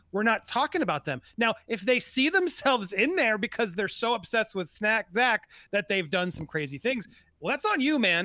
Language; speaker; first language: English; native; English